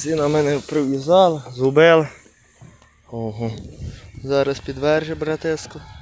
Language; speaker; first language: Ukrainian; native; Ukrainian